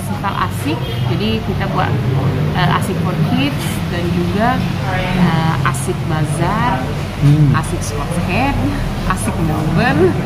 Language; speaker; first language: Indonesian; early bilingual, heritage; English